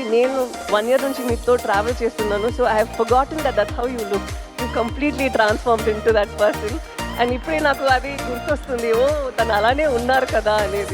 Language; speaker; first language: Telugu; non-native, fluent; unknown